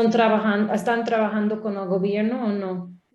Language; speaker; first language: Spanish; non-native, learner; English